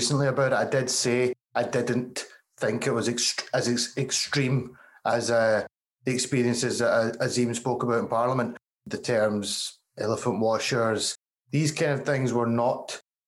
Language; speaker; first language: English; native; English